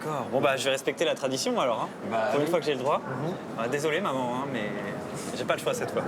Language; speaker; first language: French; native; French